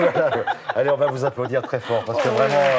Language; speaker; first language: French; native; French